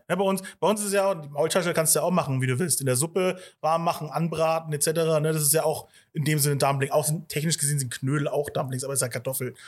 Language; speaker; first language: German; early bilingual, other home language; Vietnamese